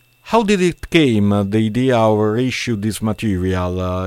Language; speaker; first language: English; non-native, learner; Italian